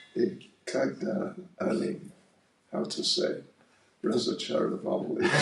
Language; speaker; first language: Russian; non-native, learner; English